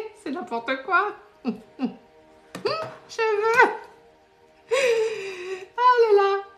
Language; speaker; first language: French; native; French